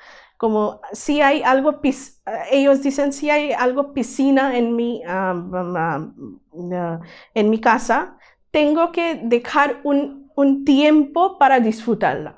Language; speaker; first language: Spanish; non-native, learner; Bangla